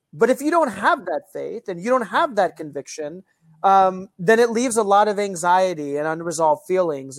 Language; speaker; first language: English; native; English